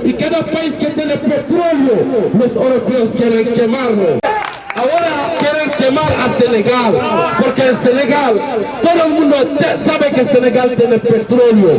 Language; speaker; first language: Spanish; non-native, fluent; Wolof